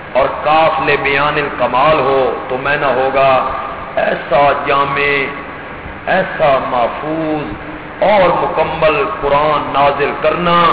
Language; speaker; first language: Urdu; non-native, local second language; Punjabi